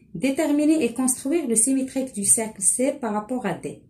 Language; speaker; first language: French; non-native, local second language; Arabic